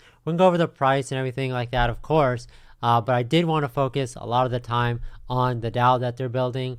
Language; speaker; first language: English; native; English